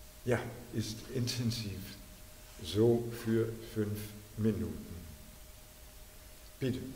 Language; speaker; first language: German; non-native, fluent; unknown